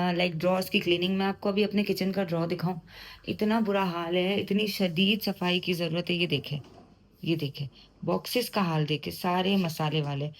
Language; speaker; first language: Urdu; native; Urdu